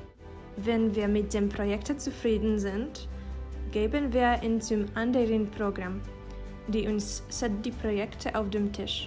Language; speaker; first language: German; non-native, learner; Polish